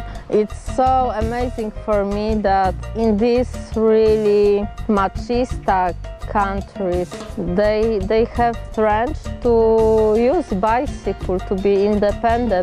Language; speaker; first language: English; non-native, learner; Polish